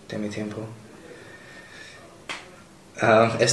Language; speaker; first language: Spanish; non-native, learner; English